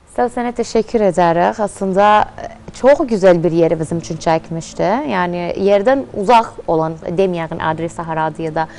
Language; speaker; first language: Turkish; early bilingual, heritage; Turkmen